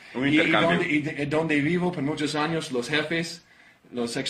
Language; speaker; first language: Spanish; non-native, learner; English